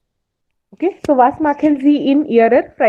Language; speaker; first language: German; non-native, fluent; Hindi